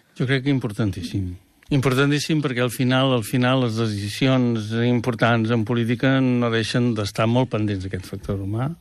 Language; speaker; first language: Catalan; native; Catalan